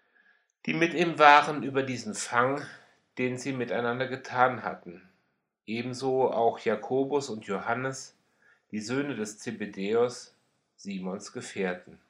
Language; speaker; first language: German; native; German